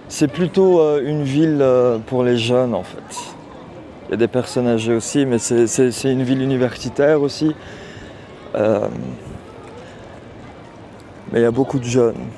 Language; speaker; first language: French; early bilingual, heritage; Turkish